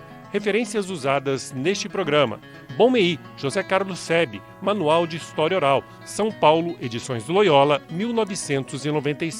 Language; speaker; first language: Portuguese; native; Portuguese